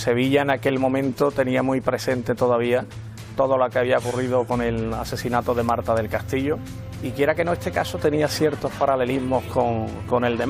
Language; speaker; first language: Spanish; native; Spanish